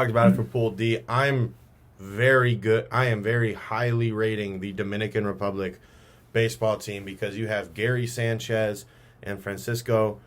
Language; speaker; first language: English; native; English